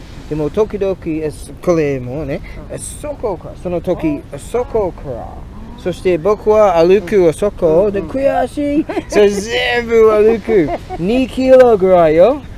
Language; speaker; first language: Japanese; non-native, learner; English